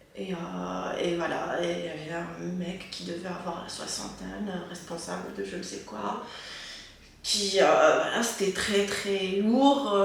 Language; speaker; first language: French; non-native, local second language; Arabic